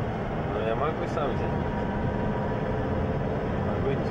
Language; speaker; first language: Russian; native; Russian